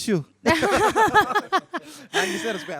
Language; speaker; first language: Indonesian; native; Indonesian